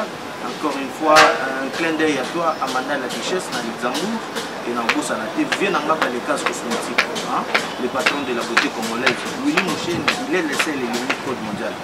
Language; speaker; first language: French; non-native, local second language; Lingala